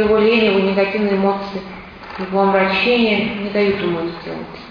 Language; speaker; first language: Russian; native; Russian